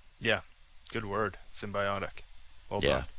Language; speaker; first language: English; native; English